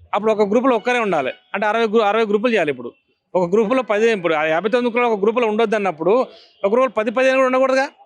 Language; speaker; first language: Telugu; native; Telugu